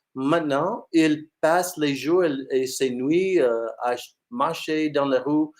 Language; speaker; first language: French; non-native, fluent; English